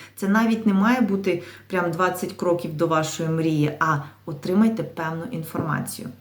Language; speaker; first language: Ukrainian; native; Ukrainian